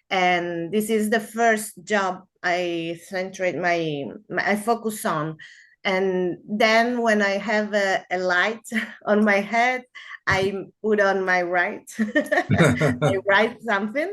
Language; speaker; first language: English; non-native, learner; Spanish